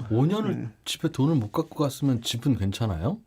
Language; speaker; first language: Korean; native; Korean